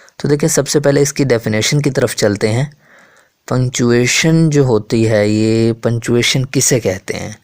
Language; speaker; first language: Urdu; native; Urdu